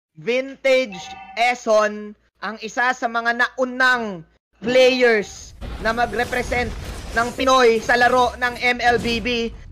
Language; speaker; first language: Filipino; native; Filipino